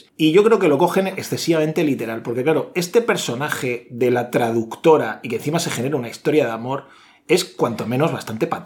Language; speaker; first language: Spanish; native; Spanish